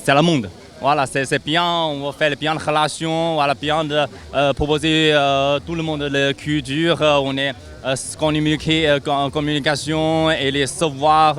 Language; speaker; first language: French; non-native, learner; Chinese